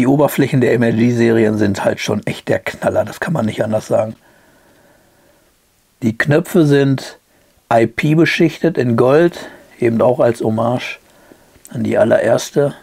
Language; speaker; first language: German; native; German